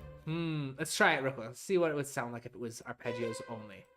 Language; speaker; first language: English; native; English